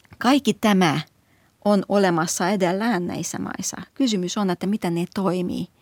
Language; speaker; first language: Finnish; non-native, fluent; Hungarian